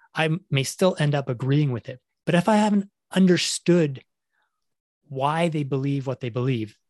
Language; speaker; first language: English; native; English